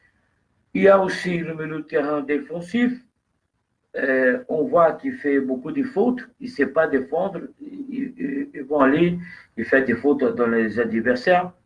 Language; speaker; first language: French; non-native, fluent; Portuguese